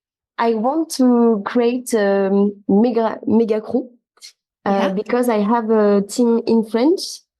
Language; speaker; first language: English; non-native, learner; French